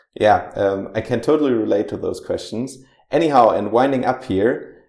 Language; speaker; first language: English; non-native, fluent; German